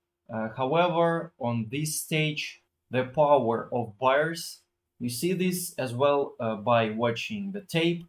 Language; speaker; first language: English; non-native, fluent; Russian